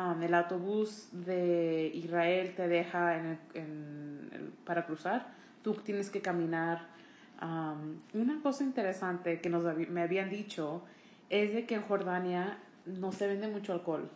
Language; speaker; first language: Spanish; early bilingual, heritage; Spanish